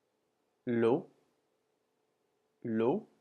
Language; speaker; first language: French; non-native, fluent; English